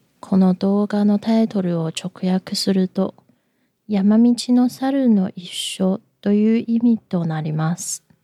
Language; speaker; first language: Japanese; non-native, fluent; Chinese